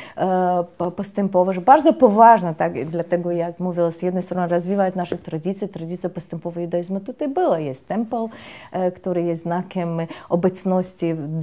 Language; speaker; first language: Polish; non-native, fluent; Russian